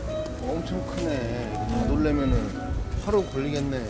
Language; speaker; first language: Korean; native; Korean